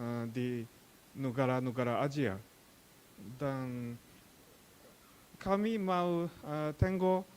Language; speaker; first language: Indonesian; non-native, learner; Japanese